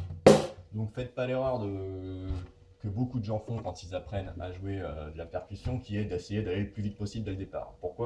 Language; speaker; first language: French; native; French